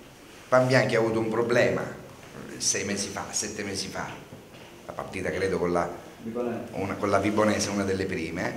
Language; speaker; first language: Italian; native; Italian